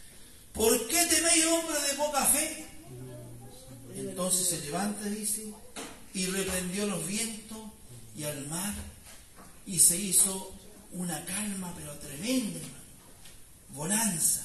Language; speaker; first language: Spanish; native; Spanish